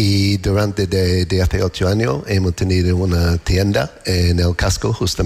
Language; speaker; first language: Spanish; non-native, learner; English